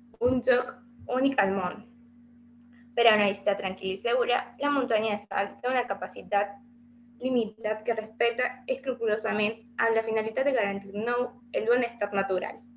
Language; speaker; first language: Catalan; non-native, learner; Spanish